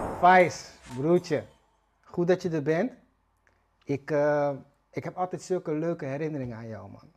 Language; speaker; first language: Dutch; native; Dutch